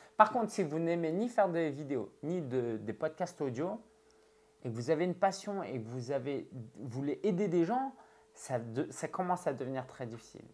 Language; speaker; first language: French; early bilingual, other home language; Chinese